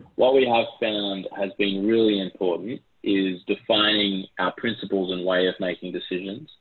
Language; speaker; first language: English; native; English